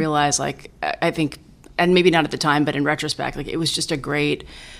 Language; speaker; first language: English; native; English